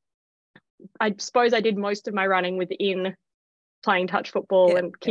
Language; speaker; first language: English; native; English